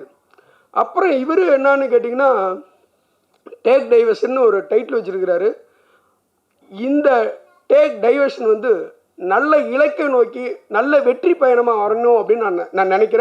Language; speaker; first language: Tamil; native; Tamil